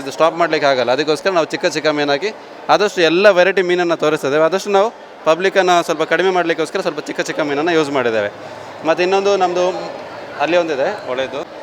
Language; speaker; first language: Kannada; non-native, local second language; Tulu